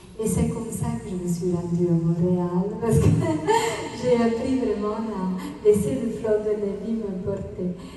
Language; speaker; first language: French; non-native, fluent; Italian